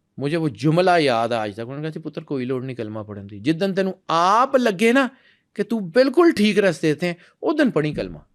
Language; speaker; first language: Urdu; non-native, local second language; Punjabi